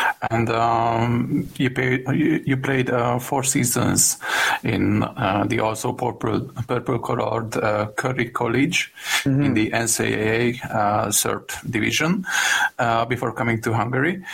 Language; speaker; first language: English; non-native, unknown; Hungarian